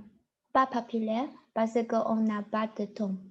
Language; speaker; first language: French; non-native, learner; Chinese